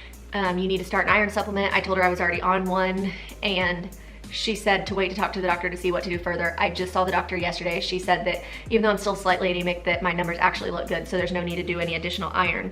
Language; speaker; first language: English; native; English